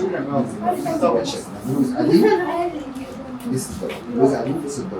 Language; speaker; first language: Russian; non-native, learner; Arabic